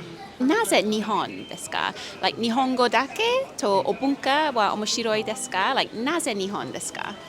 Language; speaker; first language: Japanese; non-native, learner; English